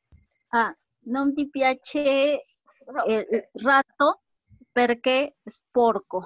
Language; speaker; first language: Italian; non-native, learner; Spanish